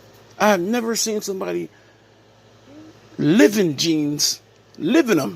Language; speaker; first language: English; native; English